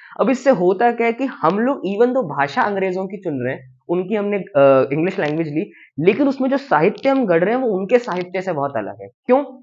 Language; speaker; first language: Hindi; native; Hindi